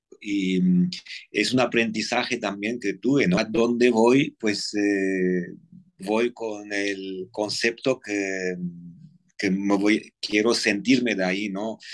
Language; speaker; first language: Spanish; non-native, fluent; Armenian